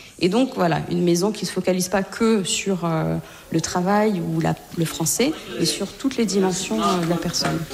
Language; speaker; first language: French; native; French